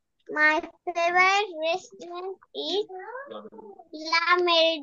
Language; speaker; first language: English; non-native, learner; Bangla